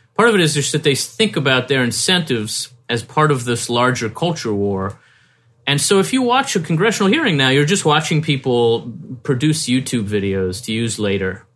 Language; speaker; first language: English; native; English